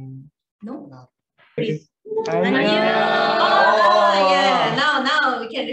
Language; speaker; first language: English; non-native, learner; Korean